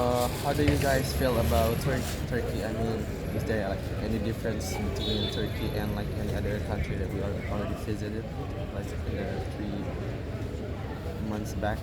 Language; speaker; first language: English; non-native, fluent; Indonesian